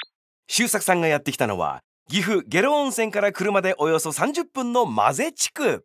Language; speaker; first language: Japanese; native; Japanese